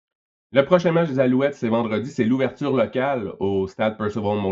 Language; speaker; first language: French; native; French